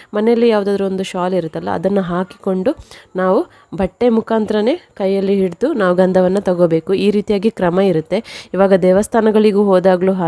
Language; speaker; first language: Kannada; non-native, local second language; Tulu